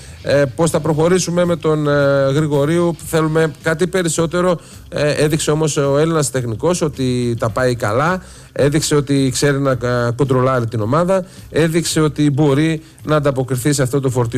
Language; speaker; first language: Greek; native; Greek